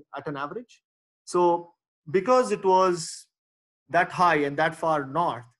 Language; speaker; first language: English; non-native, local second language; Tamil